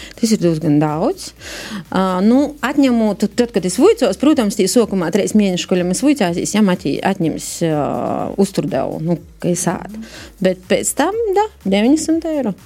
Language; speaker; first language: Latvian; native; Latvian